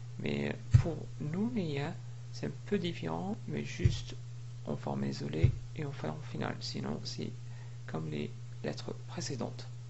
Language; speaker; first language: French; native; French